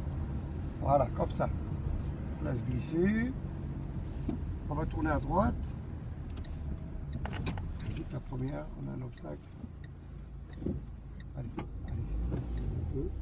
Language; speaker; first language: French; native; French